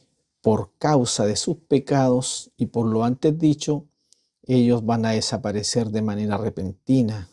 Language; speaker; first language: Spanish; native; Spanish